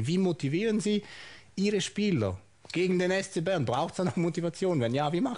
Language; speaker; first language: German; native; German